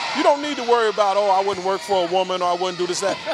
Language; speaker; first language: English; native; English